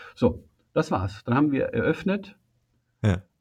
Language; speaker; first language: German; native; German